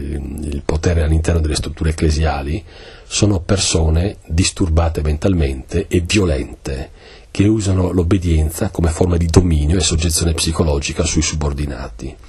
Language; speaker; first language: Italian; native; Italian